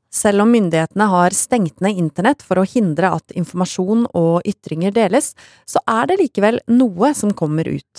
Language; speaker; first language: Norwegian; native; Norwegian